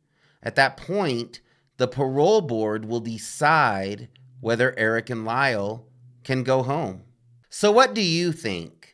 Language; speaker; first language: English; native; English